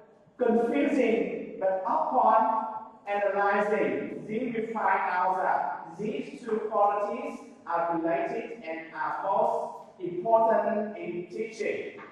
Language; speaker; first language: English; non-native, learner; Vietnamese